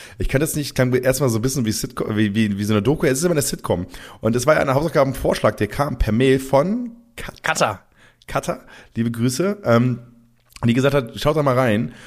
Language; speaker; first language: German; native; German